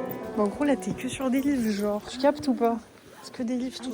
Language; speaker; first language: French; native; French